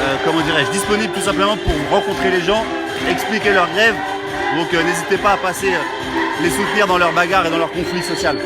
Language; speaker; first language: French; native; French